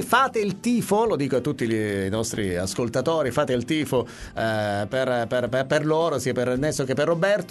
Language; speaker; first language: Italian; native; Italian